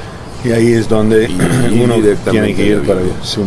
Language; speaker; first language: Spanish; early bilingual, heritage; English